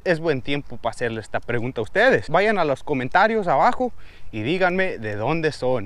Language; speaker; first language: Spanish; early bilingual, heritage; Spanish